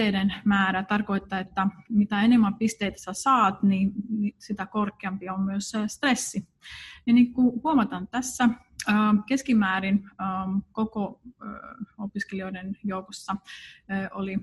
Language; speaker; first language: Finnish; non-native, fluent; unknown